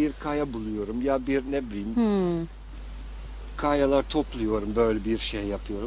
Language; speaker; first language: Turkish; non-native, fluent; Dutch